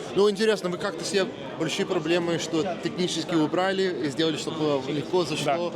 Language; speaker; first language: Russian; early bilingual, heritage; Russian